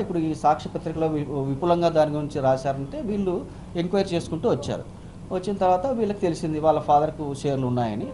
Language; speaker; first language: Telugu; native; Telugu